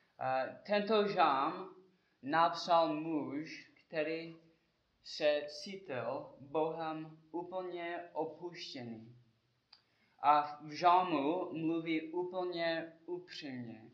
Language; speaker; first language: Czech; non-native, learner; English